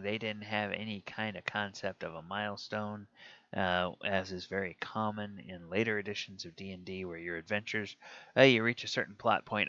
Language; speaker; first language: English; native; English